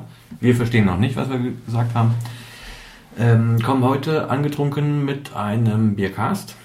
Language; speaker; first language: German; native; German